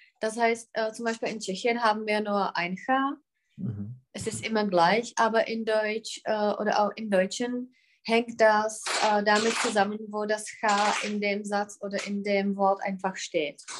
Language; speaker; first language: German; non-native, fluent; Czech